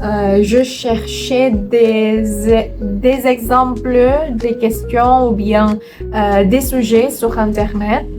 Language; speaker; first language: French; non-native, learner; Indonesian